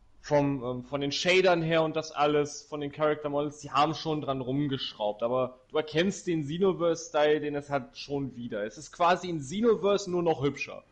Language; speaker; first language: German; native; German